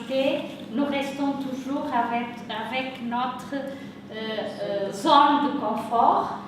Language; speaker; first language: French; non-native, fluent; Portuguese